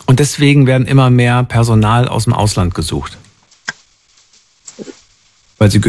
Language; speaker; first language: German; native; German